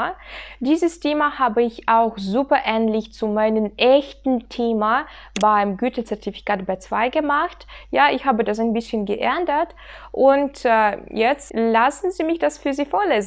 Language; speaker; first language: German; non-native, fluent; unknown